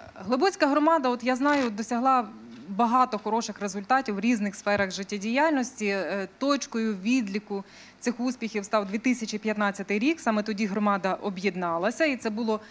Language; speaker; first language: Ukrainian; native; Ukrainian